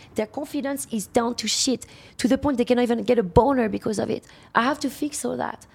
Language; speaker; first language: English; non-native, fluent; French